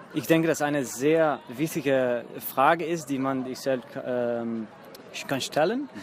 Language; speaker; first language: German; non-native, fluent; Dutch